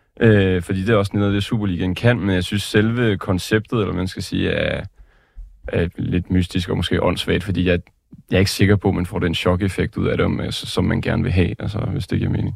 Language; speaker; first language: Danish; native; Danish